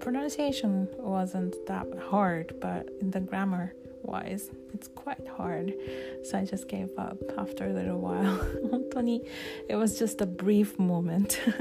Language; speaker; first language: English; non-native, fluent; Japanese